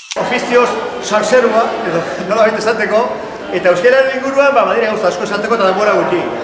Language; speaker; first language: Basque; early bilingual, heritage; English